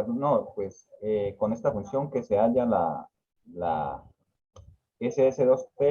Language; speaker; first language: Spanish; native; Spanish